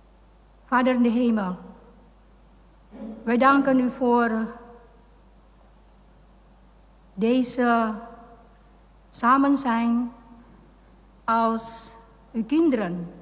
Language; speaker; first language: Dutch; non-native, fluent; Indonesian